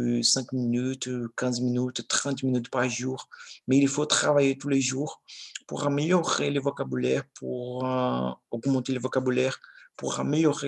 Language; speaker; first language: French; non-native, learner; Portuguese